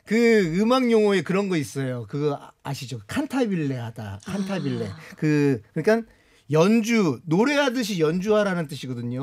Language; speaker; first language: Korean; native; Korean